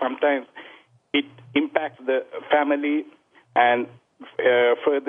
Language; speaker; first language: English; non-native, local second language; Sinhala